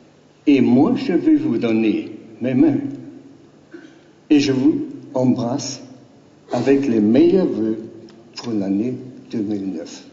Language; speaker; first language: French; non-native, learner; German